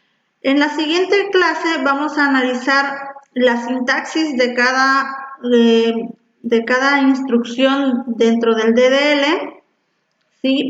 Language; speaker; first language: Spanish; native; Spanish